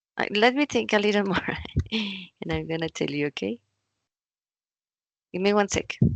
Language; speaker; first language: English; non-native, learner; Spanish